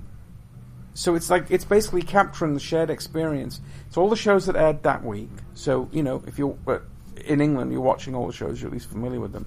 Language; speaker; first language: English; native; English